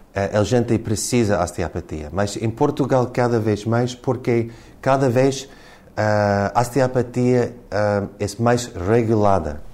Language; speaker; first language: Portuguese; non-native, learner; English